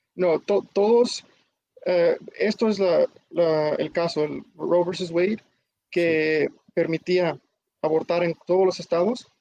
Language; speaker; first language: Spanish; early bilingual, heritage; Spanish